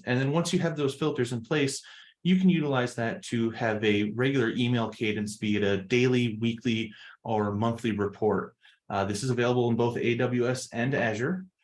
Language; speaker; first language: English; native; English